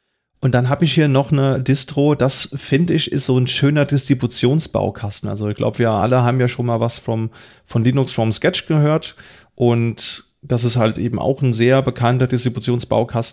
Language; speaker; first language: German; native; German